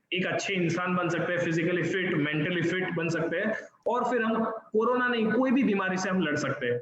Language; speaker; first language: Hindi; non-native, local second language; Gujarati